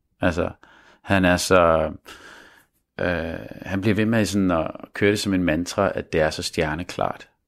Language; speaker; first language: Danish; early bilingual, other home language; Arabic